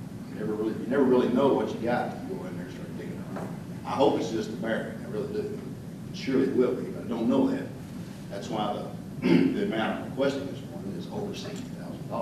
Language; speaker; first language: English; native; English